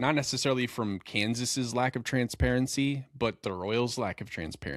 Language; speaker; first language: English; native; English